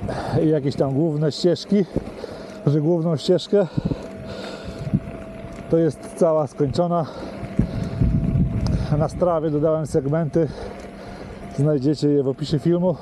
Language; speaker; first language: Polish; native; Polish